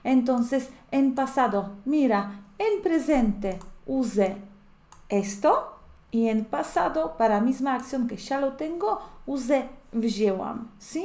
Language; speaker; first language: Spanish; non-native, fluent; Polish